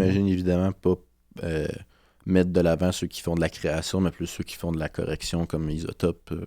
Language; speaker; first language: French; native; French